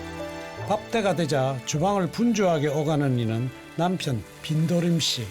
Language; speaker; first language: Korean; native; Korean